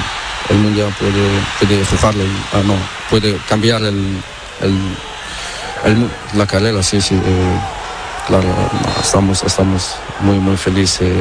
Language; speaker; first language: Spanish; non-native, learner; Portuguese